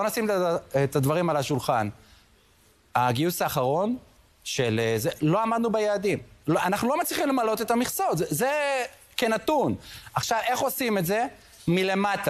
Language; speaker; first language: Hebrew; native; Hebrew